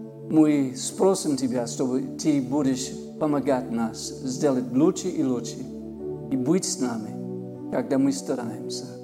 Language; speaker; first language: Russian; non-native, learner; English